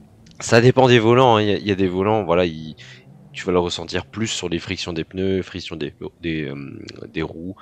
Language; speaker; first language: French; native; French